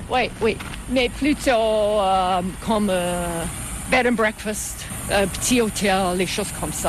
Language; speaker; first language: French; non-native, fluent; English